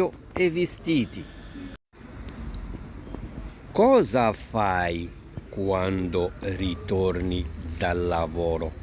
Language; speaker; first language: Italian; non-native, fluent; Arabic